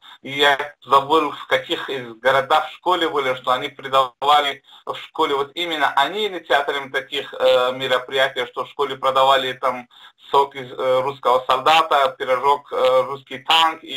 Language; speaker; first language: Russian; non-native, learner; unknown